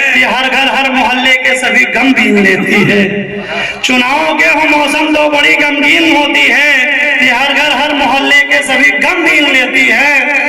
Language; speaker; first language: Hindi; native; Hindi